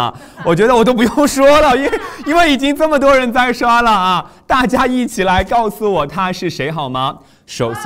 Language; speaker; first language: Chinese; native; Chinese